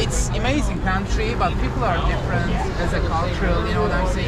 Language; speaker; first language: English; non-native, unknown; Turkish